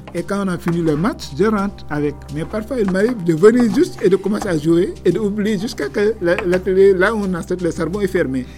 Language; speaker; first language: French; non-native, local second language; Wolof